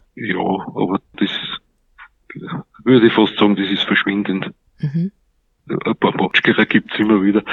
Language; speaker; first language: German; native; German